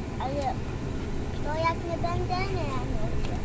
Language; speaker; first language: Polish; early bilingual, heritage; Polish